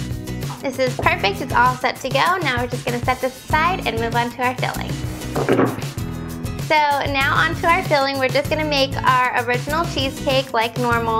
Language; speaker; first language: English; native; English